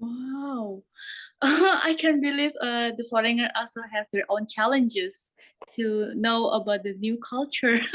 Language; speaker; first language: English; non-native, learner; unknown